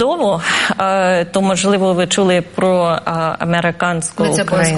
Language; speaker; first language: Ukrainian; non-native, fluent; English